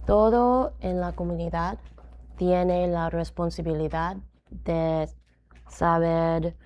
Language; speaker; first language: Spanish; non-native, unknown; English